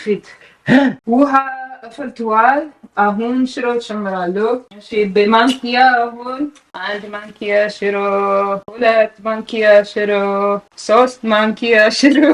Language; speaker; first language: Amharic; non-native, learner; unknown